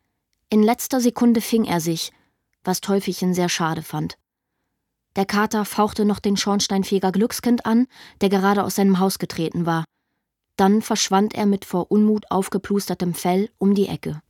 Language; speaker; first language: German; native; German